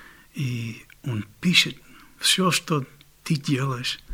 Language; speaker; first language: Russian; non-native, fluent; English